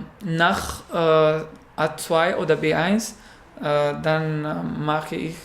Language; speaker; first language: German; non-native, learner; Pashto